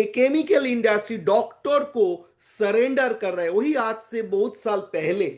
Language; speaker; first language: Hindi; non-native, local second language; Bangla